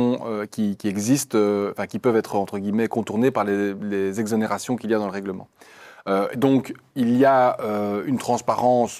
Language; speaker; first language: French; native; French